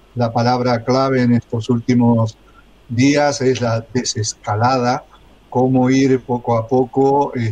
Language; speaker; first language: Spanish; native; Spanish